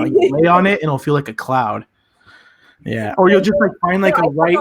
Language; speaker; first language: English; native; English